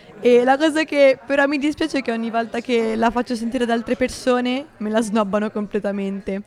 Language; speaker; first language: Italian; native; Italian